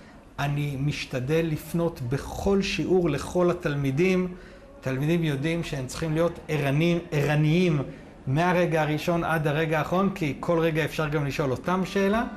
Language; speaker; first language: Hebrew; native; Hebrew